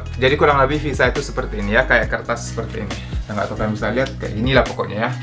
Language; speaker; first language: Indonesian; native; Indonesian